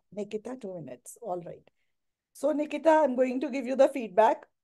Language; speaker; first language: English; non-native, local second language; Hindi